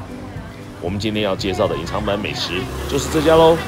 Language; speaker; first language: Chinese; native; Chinese